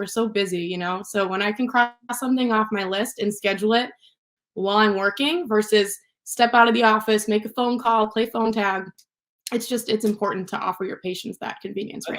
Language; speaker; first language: English; native; English